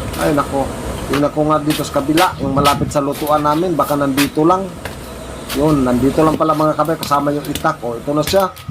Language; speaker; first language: Filipino; non-native, local second language; Cebuano